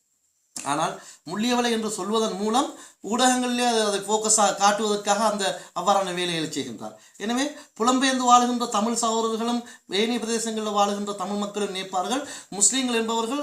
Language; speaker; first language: Tamil; native; Tamil